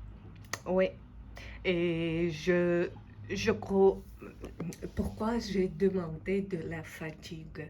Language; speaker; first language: French; non-native, fluent; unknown